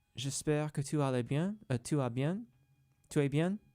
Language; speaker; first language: French; non-native, learner; English